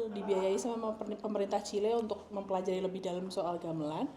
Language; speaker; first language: Indonesian; native; Indonesian